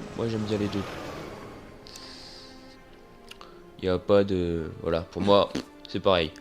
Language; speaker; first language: French; native; French